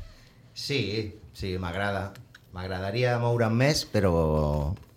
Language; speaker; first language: Catalan; non-native, local second language; Spanish